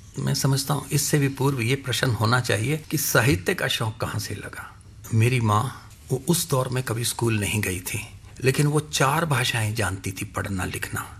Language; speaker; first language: Hindi; non-native, local second language; Punjabi